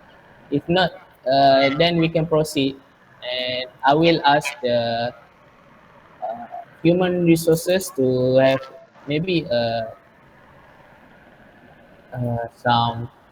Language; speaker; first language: English; non-native, learner; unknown